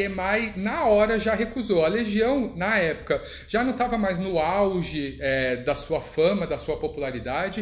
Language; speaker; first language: Portuguese; native; Portuguese